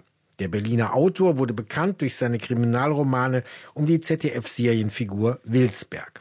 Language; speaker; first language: German; native; German